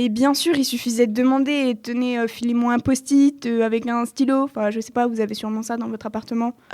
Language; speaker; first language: French; native; French